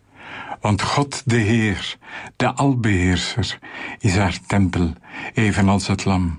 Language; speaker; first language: Dutch; native; Dutch